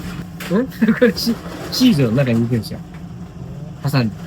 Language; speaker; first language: Japanese; native; Japanese